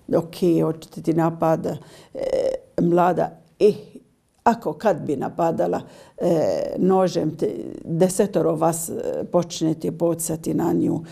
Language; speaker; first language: Serbian; non-native, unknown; Arabic